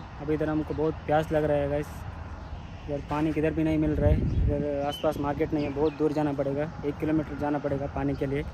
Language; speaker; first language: Hindi; non-native, local second language; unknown